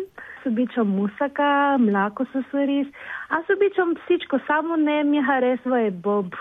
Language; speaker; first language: Bulgarian; non-native, learner; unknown